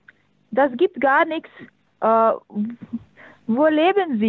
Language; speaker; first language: German; non-native, learner; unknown